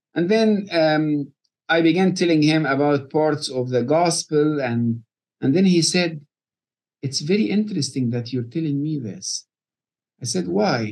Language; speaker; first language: English; non-native, fluent; Arabic